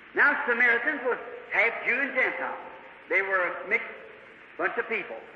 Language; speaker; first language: English; native; English